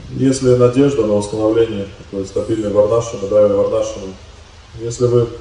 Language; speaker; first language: Russian; native; Russian